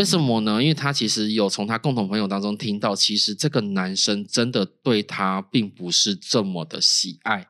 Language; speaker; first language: Chinese; native; Chinese